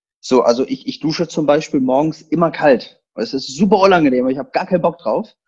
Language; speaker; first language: German; early bilingual, other home language; Polish